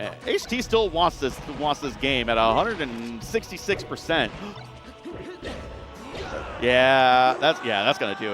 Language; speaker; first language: English; native; English